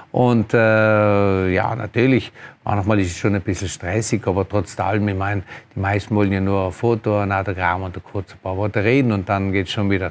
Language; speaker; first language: German; native; German